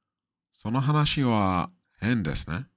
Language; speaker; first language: Japanese; non-native, learner; English